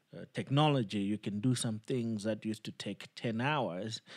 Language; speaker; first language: English; non-native, local second language; Nyanja